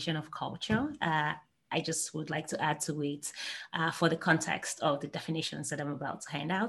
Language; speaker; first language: English; non-native, local second language; Igbo